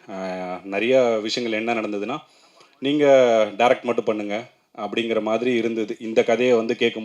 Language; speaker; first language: Tamil; native; Tamil